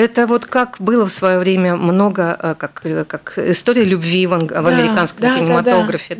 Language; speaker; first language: Russian; native; Russian